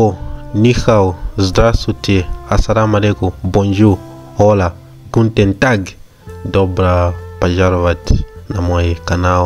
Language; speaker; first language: Russian; non-native, learner; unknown